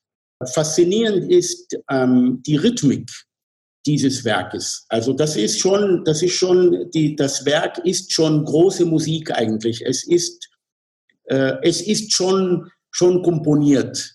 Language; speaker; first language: German; non-native, fluent; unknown